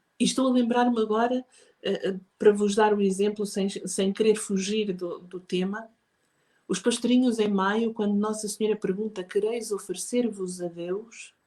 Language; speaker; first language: Portuguese; native; Portuguese